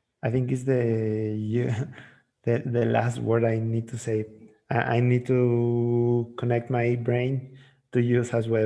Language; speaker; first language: English; non-native, learner; Spanish